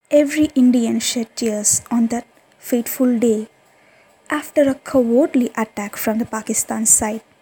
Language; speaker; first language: English; non-native, local second language; Tamil